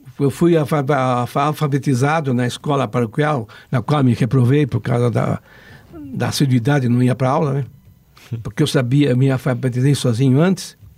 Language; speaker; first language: Portuguese; non-native, local second language; Italian